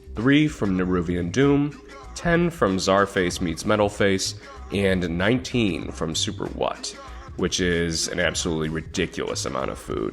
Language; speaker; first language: English; native; English